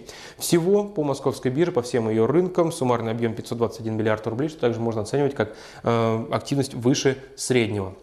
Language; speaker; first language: Russian; native; Russian